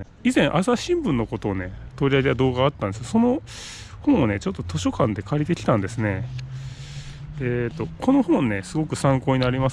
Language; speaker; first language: Japanese; native; Japanese